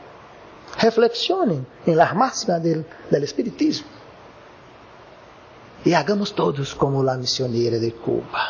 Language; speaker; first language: Spanish; non-native, learner; Portuguese